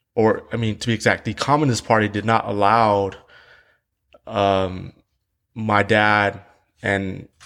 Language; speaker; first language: English; early bilingual, other home language; Vietnamese